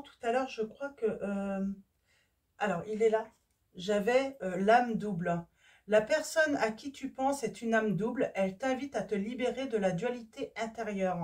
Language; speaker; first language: French; native; French